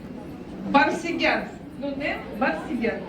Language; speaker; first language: Russian; native; Russian